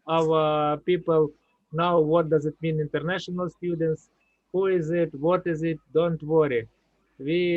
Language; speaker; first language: English; non-native, learner; Ukrainian